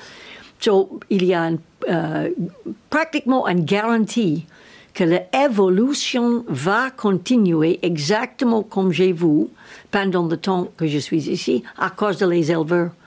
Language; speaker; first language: French; non-native, learner; English